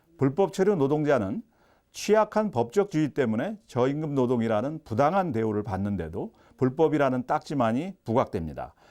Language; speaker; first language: Korean; native; Korean